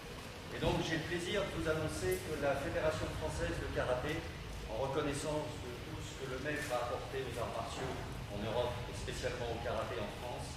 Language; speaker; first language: French; native; French